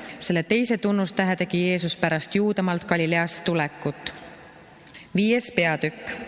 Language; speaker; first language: Estonian; native; Estonian